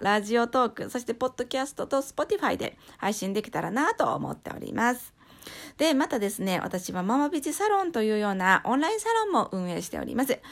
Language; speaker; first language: Japanese; native; Japanese